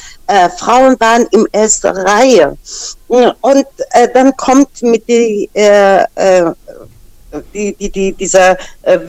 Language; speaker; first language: German; non-native, fluent; Persian